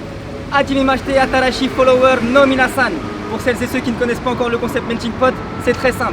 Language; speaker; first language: French; native; French